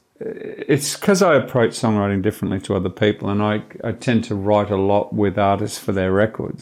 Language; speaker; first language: English; native; English